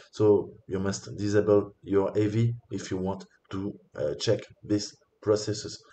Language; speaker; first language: English; non-native, fluent; French